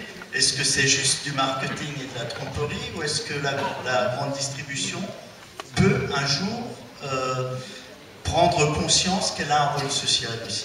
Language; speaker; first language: French; native; French